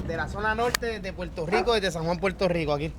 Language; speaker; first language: Spanish; native; Spanish